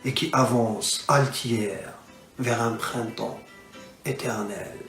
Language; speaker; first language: French; non-native, local second language; Arabic